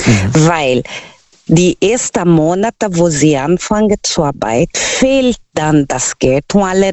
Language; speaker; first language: German; non-native, learner; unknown